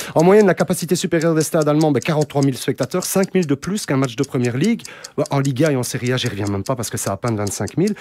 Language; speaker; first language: French; native; French